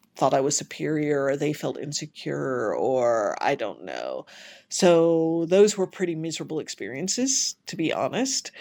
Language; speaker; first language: English; native; English